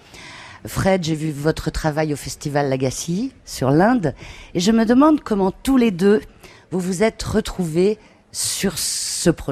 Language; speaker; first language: French; native; French